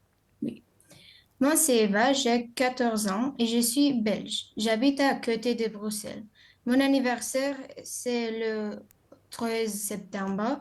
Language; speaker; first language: French; non-native, learner; Romanian